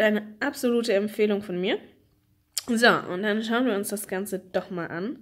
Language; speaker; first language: German; native; German